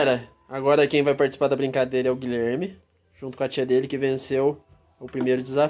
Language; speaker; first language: Portuguese; native; Portuguese